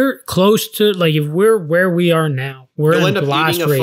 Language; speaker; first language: English; native; English